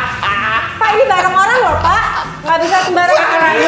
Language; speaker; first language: Indonesian; native; Indonesian